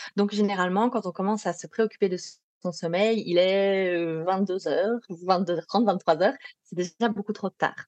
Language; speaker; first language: French; native; French